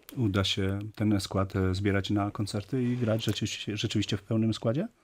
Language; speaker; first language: Polish; native; Polish